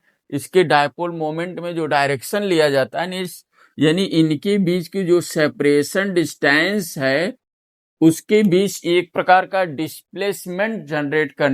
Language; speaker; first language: Hindi; native; Hindi